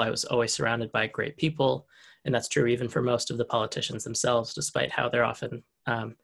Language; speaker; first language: English; native; English